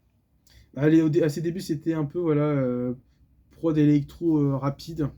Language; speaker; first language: French; native; French